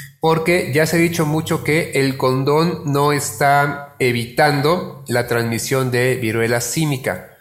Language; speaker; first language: Spanish; native; Spanish